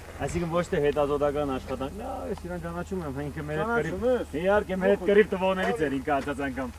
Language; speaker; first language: Armenian; native; Armenian